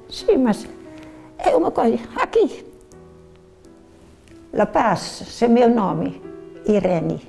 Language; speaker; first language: Portuguese; non-native, learner; Dutch